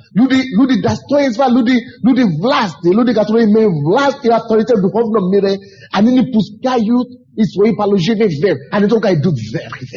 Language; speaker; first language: Russian; non-native, fluent; Yoruba